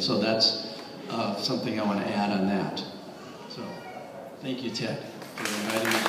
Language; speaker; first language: English; native; English